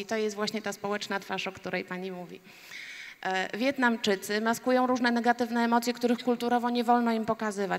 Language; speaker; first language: Polish; native; Polish